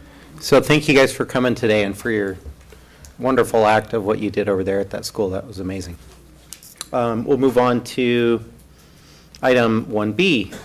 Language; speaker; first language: English; native; English